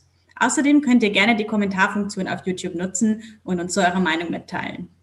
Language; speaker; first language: German; native; German